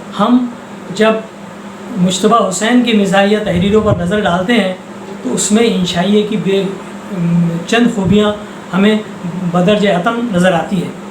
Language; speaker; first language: Urdu; native; Urdu